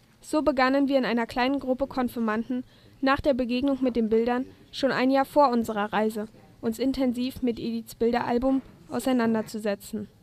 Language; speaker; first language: German; native; German